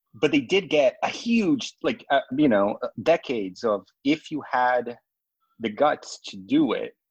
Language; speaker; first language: English; non-native, fluent; Portuguese